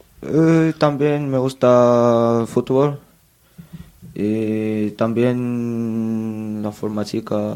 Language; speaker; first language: Spanish; non-native, learner; Arabic